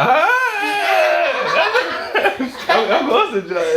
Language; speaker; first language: Portuguese; non-native, learner; English